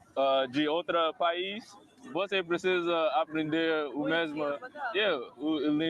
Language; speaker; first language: Portuguese; non-native, learner; English